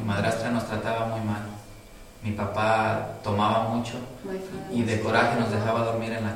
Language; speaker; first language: Spanish; native; Spanish